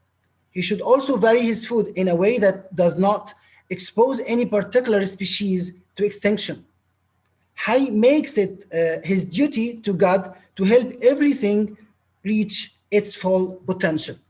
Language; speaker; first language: English; non-native, local second language; Arabic